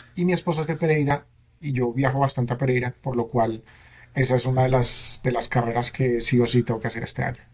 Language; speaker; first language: Spanish; native; Spanish